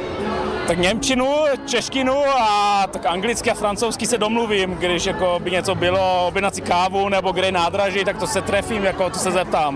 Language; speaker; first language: Czech; early bilingual, heritage; Czech